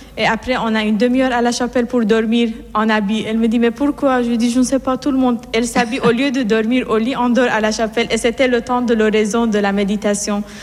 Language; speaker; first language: French; non-native, fluent; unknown